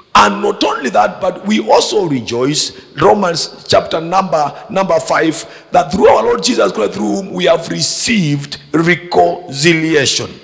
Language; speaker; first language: English; non-native, local second language; Swahili